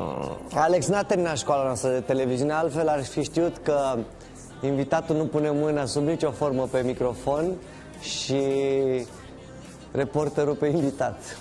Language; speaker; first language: Romanian; native; Romanian